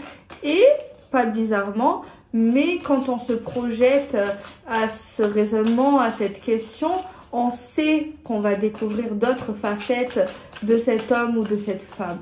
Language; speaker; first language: French; native; French